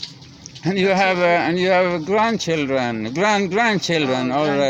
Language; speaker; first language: English; non-native, learner; Norwegian